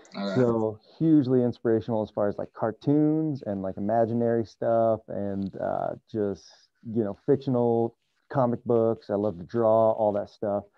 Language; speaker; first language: English; native; English